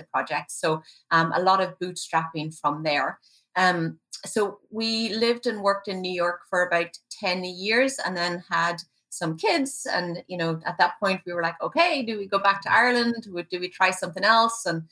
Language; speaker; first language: English; native; English